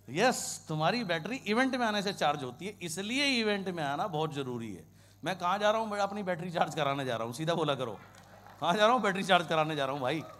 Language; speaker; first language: Hindi; non-native, local second language; Kannada